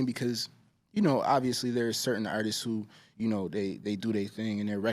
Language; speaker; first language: English; native; English